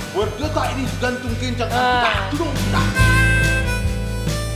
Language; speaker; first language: Indonesian; native; Indonesian